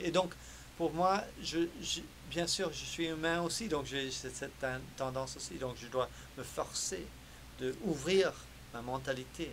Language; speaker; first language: French; non-native, fluent; English